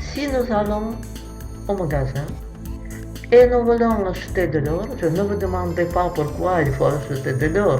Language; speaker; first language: French; non-native, fluent; Russian